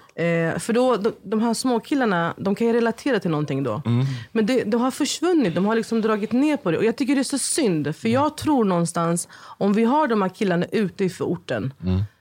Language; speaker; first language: Swedish; native; Swedish